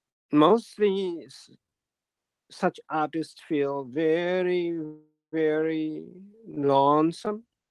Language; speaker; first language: English; non-native, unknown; Japanese